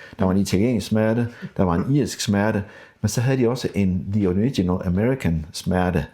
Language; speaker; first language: Danish; native; Danish